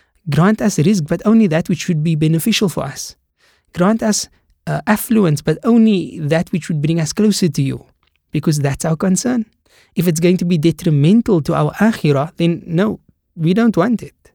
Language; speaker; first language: English; native; English